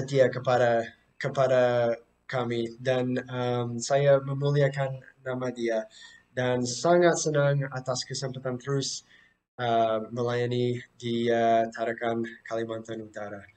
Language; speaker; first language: Indonesian; non-native, fluent; English